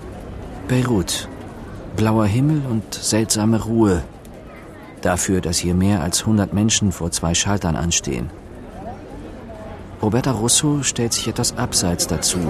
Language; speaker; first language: German; native; German